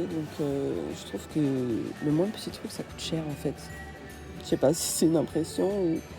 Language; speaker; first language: French; native; French